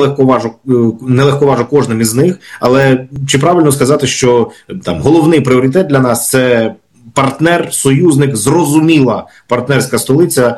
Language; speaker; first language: Ukrainian; native; Ukrainian